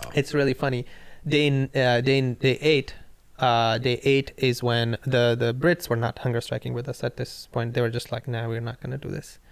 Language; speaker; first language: English; non-native, local second language; Pashto